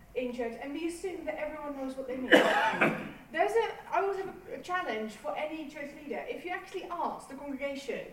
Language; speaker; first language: English; non-native, fluent; Dutch